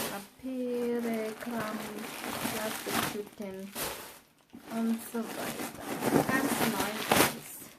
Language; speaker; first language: German; non-native, learner; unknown